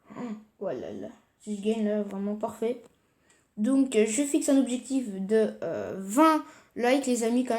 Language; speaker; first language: French; native; French